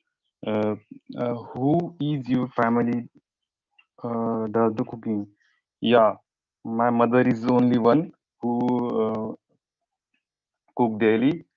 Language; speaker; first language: English; non-native, learner; Marathi